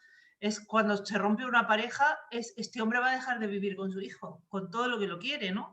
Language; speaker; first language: Spanish; native; Spanish